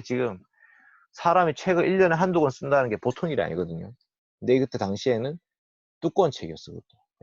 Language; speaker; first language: Korean; native; Korean